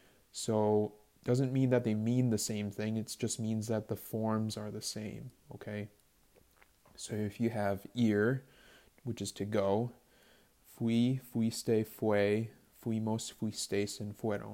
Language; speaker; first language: English; native; English